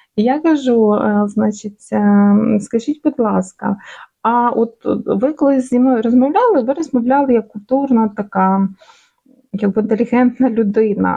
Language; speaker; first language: Ukrainian; non-native, local second language; Russian